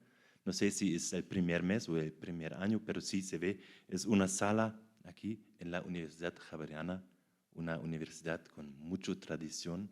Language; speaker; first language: Spanish; non-native, fluent; German